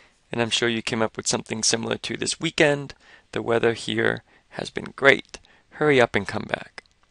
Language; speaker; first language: English; native; English